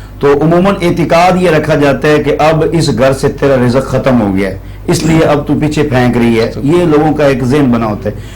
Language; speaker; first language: Urdu; non-native, local second language; Punjabi